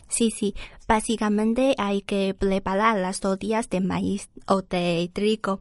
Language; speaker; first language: Spanish; non-native, learner; Chinese